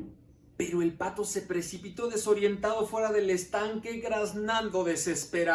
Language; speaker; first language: Spanish; native; Spanish